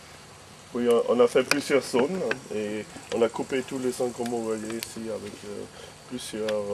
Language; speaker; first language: French; non-native, fluent; German